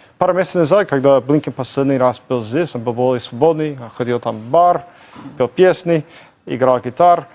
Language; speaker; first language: Russian; non-native, fluent; English